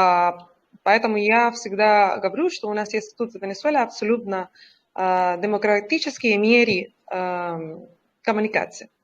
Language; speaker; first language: Russian; non-native, learner; Spanish